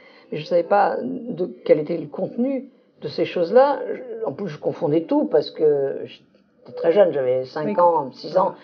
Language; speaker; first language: French; native; French